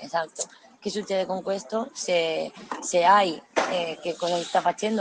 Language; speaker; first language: Italian; non-native, learner; Spanish